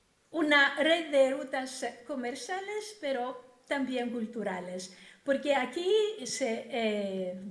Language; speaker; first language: Spanish; non-native, fluent; Greek